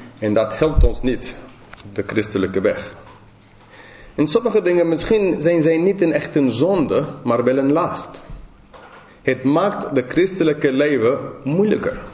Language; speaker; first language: Dutch; non-native, fluent; English